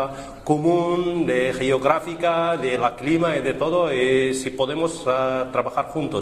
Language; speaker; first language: Spanish; non-native, learner; Arabic